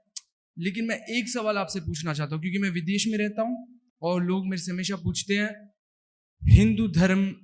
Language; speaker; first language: Hindi; early bilingual, heritage; Hindi